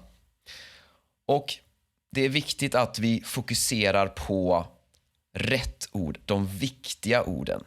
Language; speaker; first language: Swedish; native; Swedish